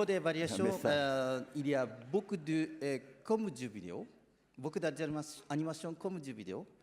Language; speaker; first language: French; non-native, learner; Japanese